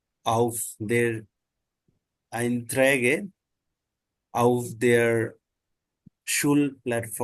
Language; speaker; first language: German; non-native, learner; Bangla